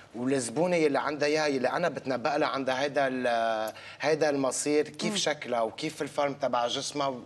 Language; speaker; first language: Arabic; early bilingual, other home language; English